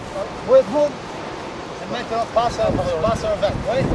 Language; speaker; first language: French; non-native, learner; English